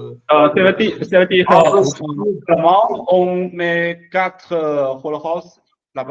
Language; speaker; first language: French; non-native, learner; Chinese